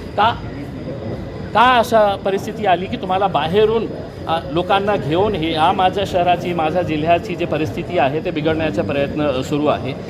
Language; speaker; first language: Marathi; non-native, local second language; Urdu